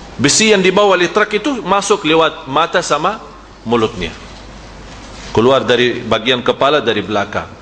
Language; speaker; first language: Malay; non-native, fluent; Arabic